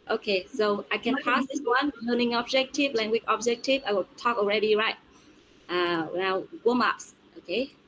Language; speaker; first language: English; non-native, fluent; Vietnamese